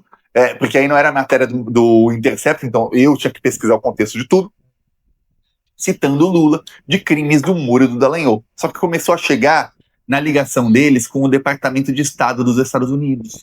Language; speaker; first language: Portuguese; native; Portuguese